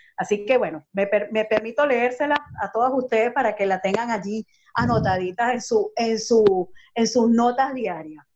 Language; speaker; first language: Spanish; native; Spanish